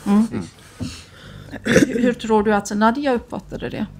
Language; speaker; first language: Swedish; native; Swedish